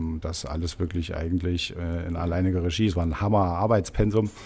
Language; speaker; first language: German; native; German